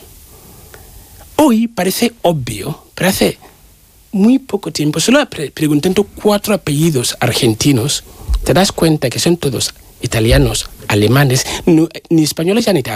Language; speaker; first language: Spanish; non-native, fluent; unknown